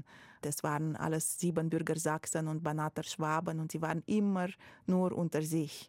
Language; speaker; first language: German; non-native, fluent; Romanian